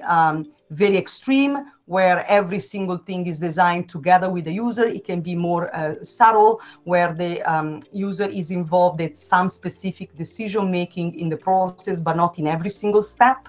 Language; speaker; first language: English; non-native, fluent; Italian